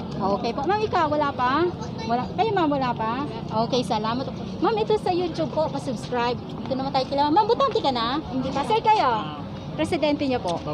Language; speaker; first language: Filipino; non-native, local second language; Bikol